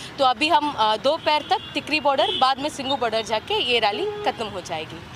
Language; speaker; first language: Hindi; non-native, local second language; Kannada